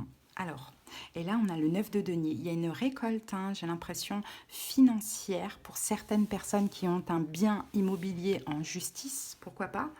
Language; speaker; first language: French; native; French